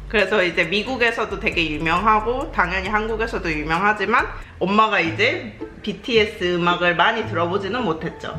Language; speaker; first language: Korean; native; Korean